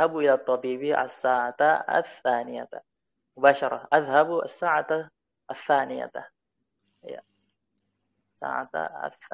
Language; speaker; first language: Arabic; non-native, fluent; Indonesian